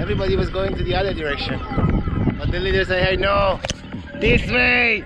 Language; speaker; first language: English; non-native, fluent; Persian